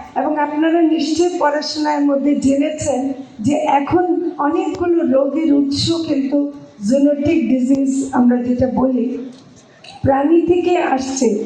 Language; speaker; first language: Bangla; native; Bangla